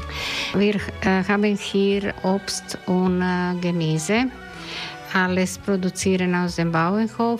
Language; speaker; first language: German; non-native, learner; Croatian